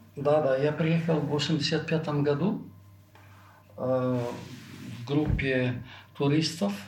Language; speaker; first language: Russian; non-native, fluent; Italian